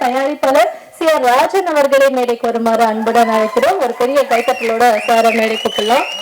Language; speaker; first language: Tamil; native; Tamil